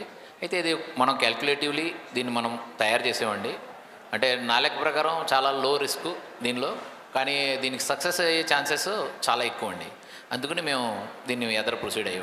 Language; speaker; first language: Telugu; native; Telugu